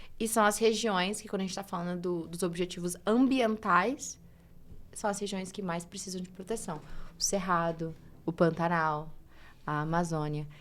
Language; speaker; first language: Portuguese; early bilingual, heritage; English